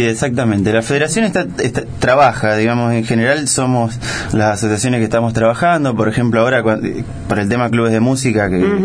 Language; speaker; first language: Spanish; native; Spanish